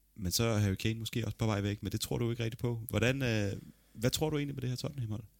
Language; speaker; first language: Danish; early bilingual, other home language; Italian